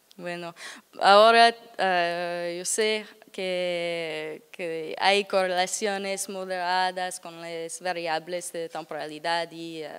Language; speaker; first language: Spanish; non-native, learner; English